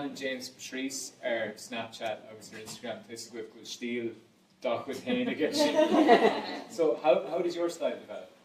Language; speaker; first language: Irish; native; Irish